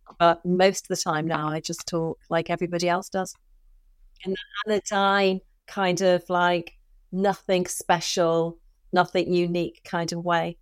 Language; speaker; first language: English; native; English